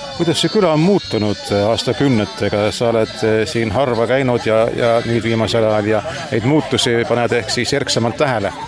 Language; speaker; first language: Estonian; native; Estonian